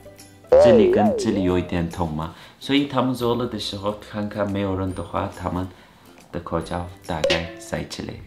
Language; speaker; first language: Chinese; non-native, fluent; Turkish